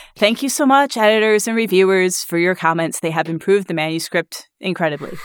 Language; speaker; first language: English; native; English